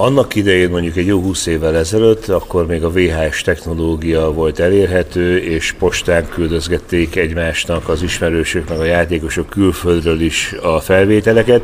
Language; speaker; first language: Hungarian; native; Hungarian